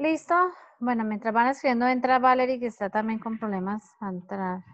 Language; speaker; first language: Spanish; native; Spanish